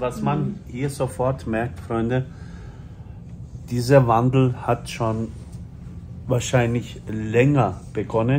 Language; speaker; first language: German; early bilingual, other home language; Turkish